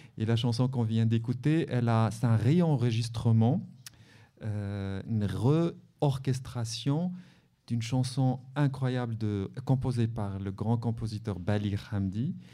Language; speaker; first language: French; non-native, local second language; Arabic